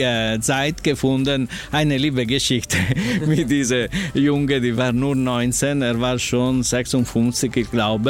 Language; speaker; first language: German; non-native, learner; Italian